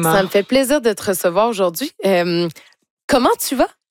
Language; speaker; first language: French; native; French